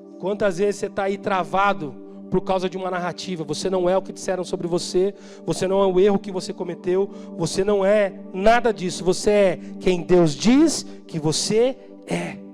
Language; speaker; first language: Portuguese; native; Portuguese